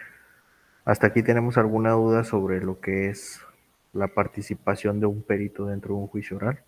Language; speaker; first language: Spanish; native; Spanish